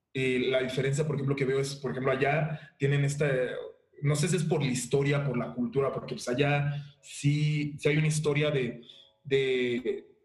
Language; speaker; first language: Spanish; early bilingual, other home language; Haitian Creole